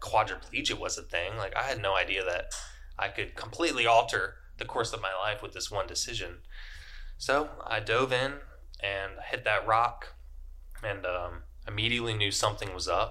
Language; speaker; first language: English; native; English